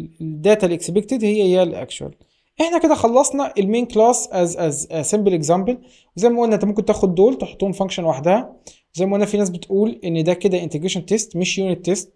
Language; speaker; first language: Arabic; native; Arabic